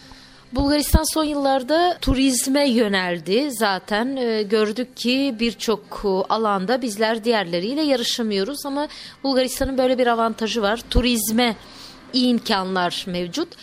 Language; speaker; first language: Turkish; native; Turkish